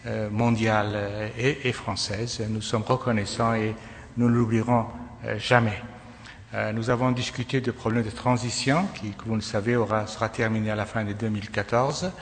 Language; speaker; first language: French; non-native, fluent; Persian